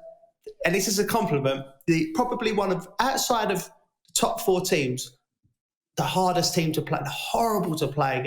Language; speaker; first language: English; native; English